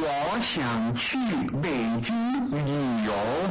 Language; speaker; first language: Chinese; non-native, learner; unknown